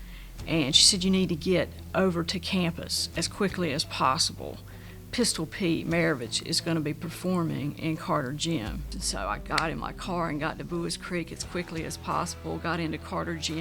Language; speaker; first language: English; native; English